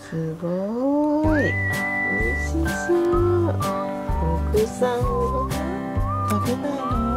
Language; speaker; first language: Japanese; native; Japanese